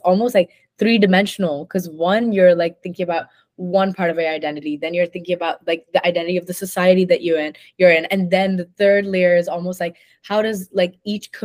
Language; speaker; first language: English; non-native, local second language; Hindi